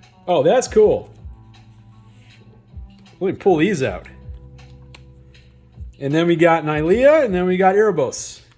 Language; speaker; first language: English; native; English